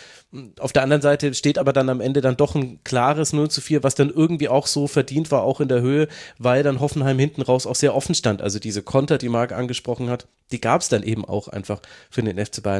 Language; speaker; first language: German; native; German